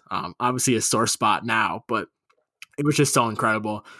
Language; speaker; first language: English; native; English